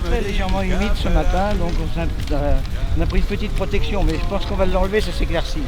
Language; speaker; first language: French; non-native, learner; English